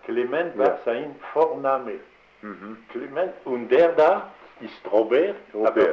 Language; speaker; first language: German; non-native, learner; French